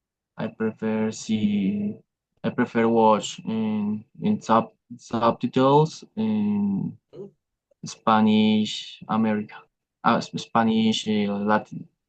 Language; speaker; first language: English; non-native, learner; Spanish